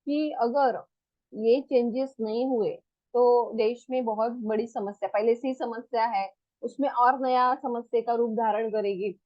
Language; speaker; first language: Hindi; non-native, local second language; Marathi